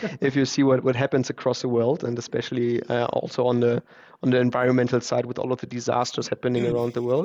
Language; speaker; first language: English; non-native, fluent; German